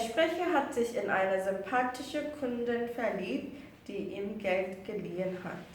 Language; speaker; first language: German; non-native, fluent; Korean